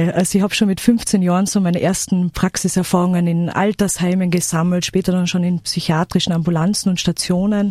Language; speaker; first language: German; native; German